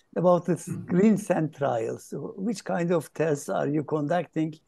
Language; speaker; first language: English; non-native, fluent; Turkish